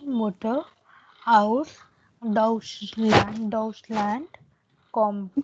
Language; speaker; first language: German; non-native, learner; Hindi